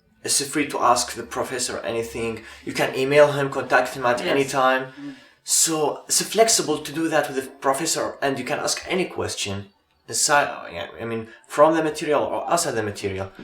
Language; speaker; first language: English; non-native, fluent; Arabic